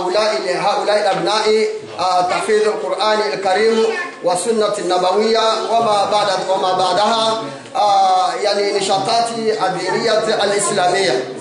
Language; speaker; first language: Arabic; non-native, local second language; Comorian